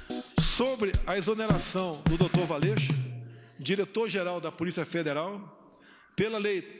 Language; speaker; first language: Portuguese; native; Portuguese